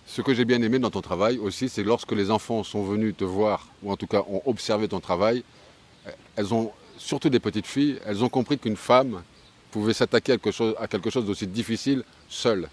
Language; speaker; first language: French; native; French